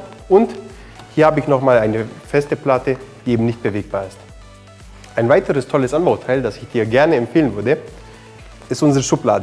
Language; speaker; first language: German; native; German